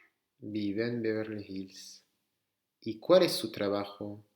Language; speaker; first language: Spanish; non-native, fluent; French